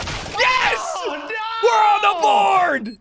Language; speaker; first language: English; native; English